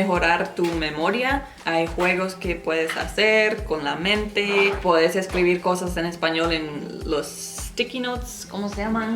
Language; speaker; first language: Spanish; non-native, fluent; English